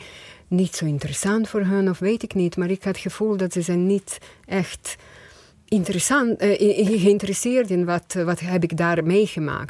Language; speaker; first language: Dutch; non-native, fluent; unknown